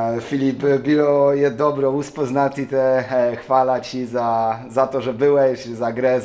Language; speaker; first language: Polish; native; Polish